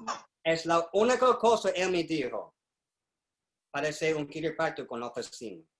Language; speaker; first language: Spanish; non-native, learner; English